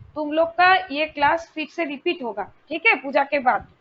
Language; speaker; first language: Hindi; non-native, local second language; Bangla